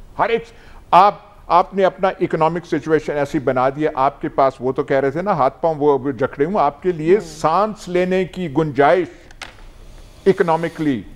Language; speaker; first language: Urdu; non-native, local second language; Punjabi